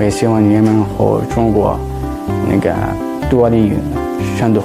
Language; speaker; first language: Chinese; non-native, learner; Arabic